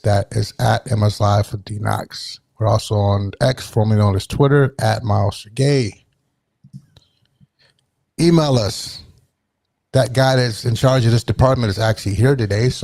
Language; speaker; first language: English; native; English